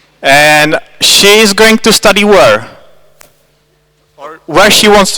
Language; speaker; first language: English; non-native, fluent; Czech